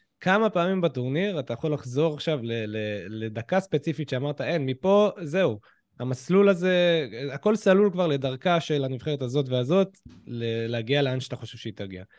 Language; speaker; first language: Hebrew; native; Hebrew